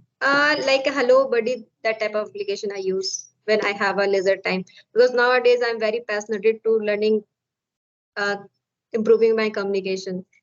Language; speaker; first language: English; non-native, learner; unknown